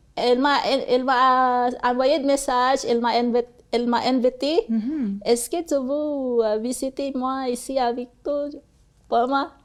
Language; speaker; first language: French; non-native, learner; Cebuano